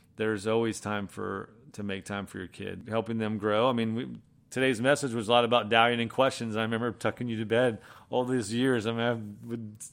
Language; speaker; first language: English; native; English